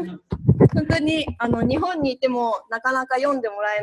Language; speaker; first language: Japanese; native; Japanese